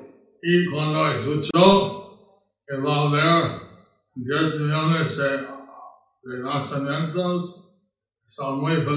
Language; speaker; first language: Spanish; non-native, learner; English